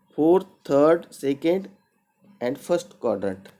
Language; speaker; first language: English; non-native, local second language; Marathi